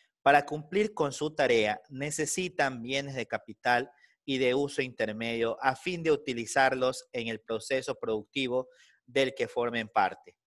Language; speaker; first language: Spanish; native; Spanish